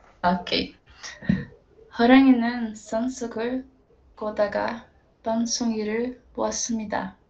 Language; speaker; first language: Korean; non-native, learner; Portuguese